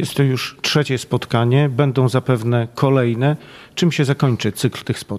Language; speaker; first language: Polish; native; Polish